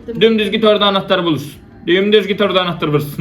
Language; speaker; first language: Turkish; native; Turkish